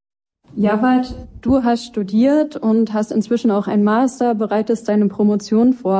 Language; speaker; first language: German; native; German